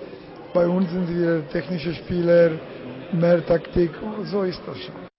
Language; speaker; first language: German; non-native, learner; Czech